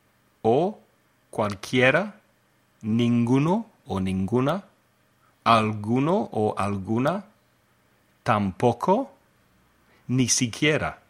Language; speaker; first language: Spanish; non-native, fluent; English